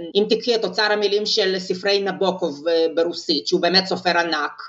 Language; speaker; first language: Hebrew; non-native, fluent; Russian